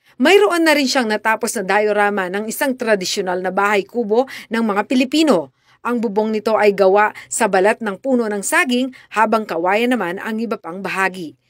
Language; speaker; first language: Filipino; native; Filipino